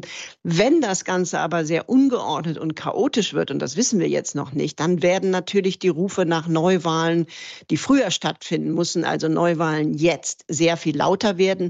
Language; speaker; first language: German; native; German